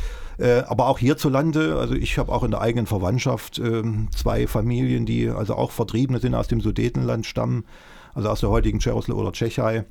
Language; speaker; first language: German; native; German